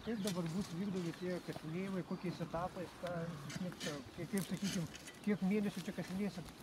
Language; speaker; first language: Lithuanian; native; Lithuanian